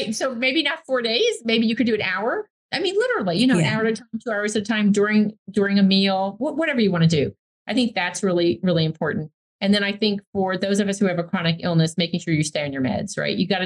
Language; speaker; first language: English; native; English